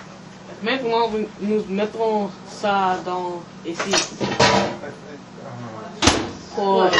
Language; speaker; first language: French; non-native, learner; English